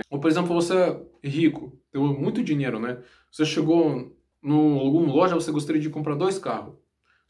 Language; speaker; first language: Portuguese; non-native, learner; Russian